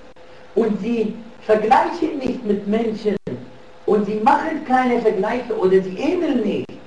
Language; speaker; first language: German; non-native, fluent; Arabic